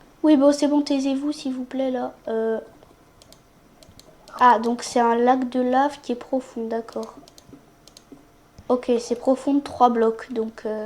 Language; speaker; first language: French; native; French